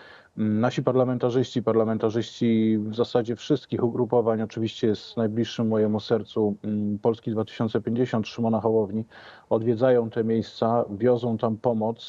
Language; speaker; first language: Polish; native; Polish